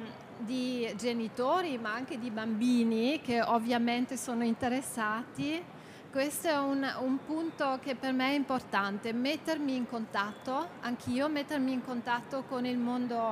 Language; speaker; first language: Italian; non-native, fluent; German